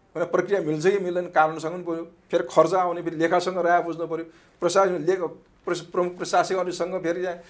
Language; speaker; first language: Nepali; native; Nepali